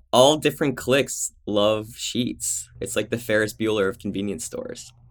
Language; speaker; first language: English; native; English